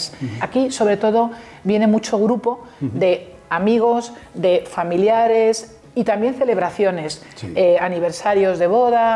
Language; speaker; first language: Spanish; native; Spanish